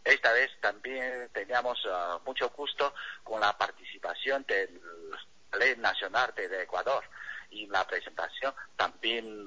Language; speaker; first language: Spanish; non-native, fluent; Chinese